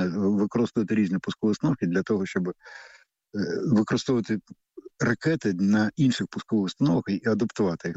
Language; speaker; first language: Ukrainian; native; Ukrainian